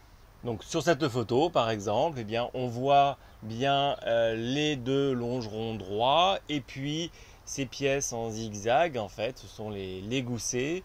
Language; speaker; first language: French; native; French